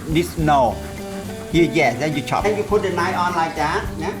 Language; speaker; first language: English; non-native, learner; Khmer